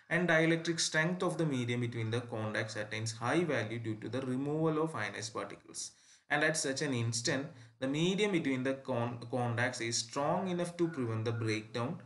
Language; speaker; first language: English; non-native, local second language; Malayalam